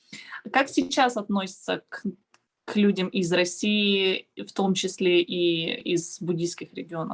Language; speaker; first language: Russian; native; Russian